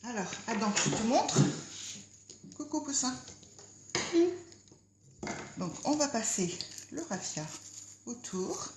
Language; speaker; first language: French; native; French